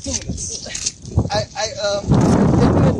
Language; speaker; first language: English; non-native, local second language; Hindi